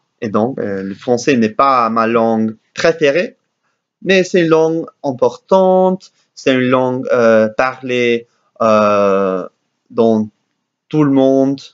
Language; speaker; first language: French; non-native, learner; English